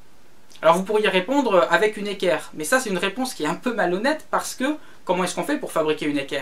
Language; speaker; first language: French; native; French